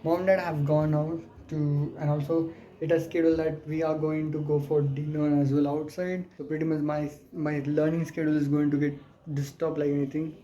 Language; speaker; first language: English; non-native, local second language; Marathi